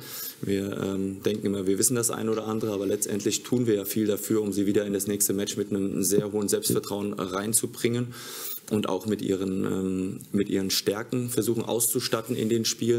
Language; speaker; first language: German; native; German